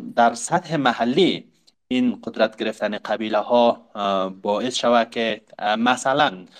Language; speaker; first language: Persian; native; Persian